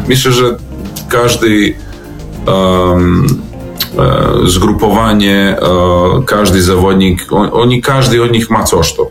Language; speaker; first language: Polish; non-native, learner; Serbian